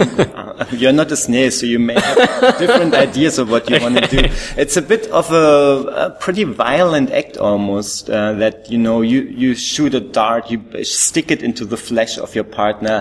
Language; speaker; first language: English; non-native, fluent; German